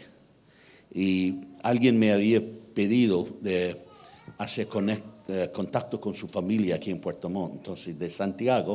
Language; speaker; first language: Spanish; non-native, fluent; English